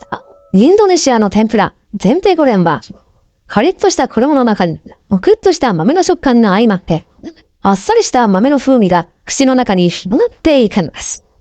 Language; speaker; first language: Japanese; native; Japanese